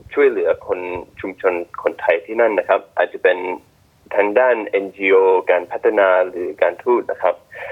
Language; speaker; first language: Thai; non-native, fluent; English